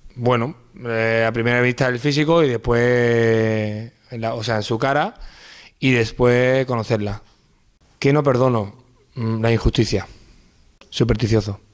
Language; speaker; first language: Spanish; native; Spanish